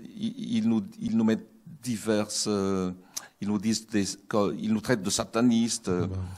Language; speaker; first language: French; non-native, local second language; Malagasy